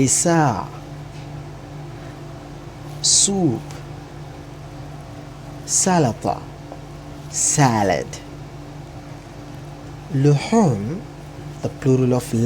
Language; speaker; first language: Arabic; non-native, fluent; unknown